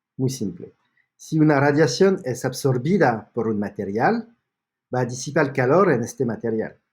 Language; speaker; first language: Spanish; non-native, fluent; French